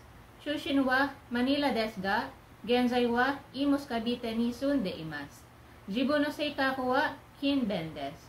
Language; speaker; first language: Japanese; non-native, learner; Filipino